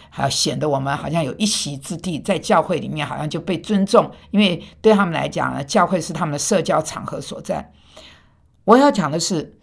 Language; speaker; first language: Chinese; non-native, fluent; Korean